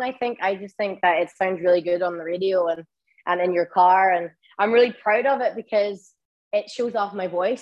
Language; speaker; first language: English; native; English